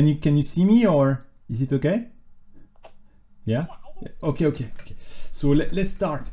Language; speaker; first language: English; non-native, fluent; French